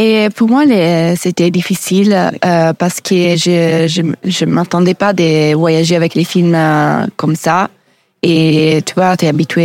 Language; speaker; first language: French; non-native, learner; Italian